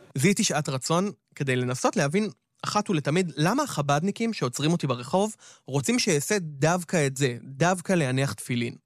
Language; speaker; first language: Hebrew; native; Hebrew